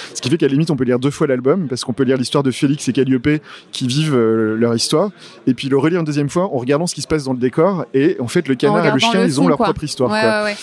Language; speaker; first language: French; native; French